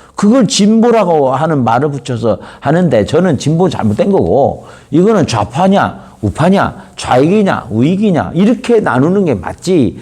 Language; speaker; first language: Korean; native; Korean